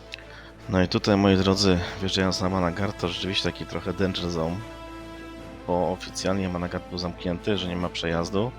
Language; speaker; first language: Polish; native; Polish